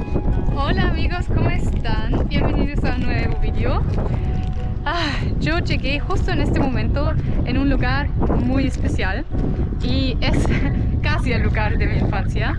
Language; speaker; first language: Spanish; non-native, fluent; German